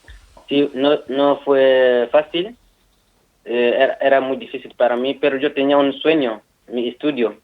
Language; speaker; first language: Spanish; non-native, fluent; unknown